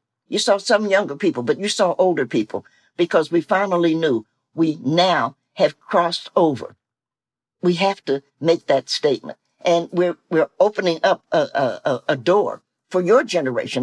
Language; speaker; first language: English; native; English